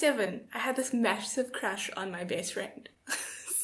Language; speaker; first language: English; native; English